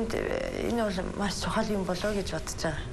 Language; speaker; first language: Mongolian; non-native, fluent; Japanese